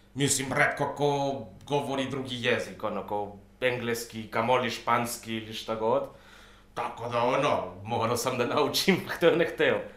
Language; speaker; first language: Serbian; non-native, fluent; Spanish